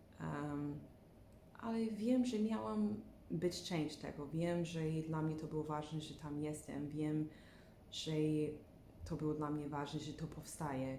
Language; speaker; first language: Polish; non-native, learner; English